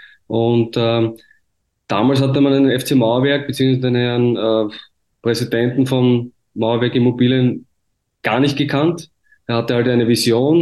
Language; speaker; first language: German; native; German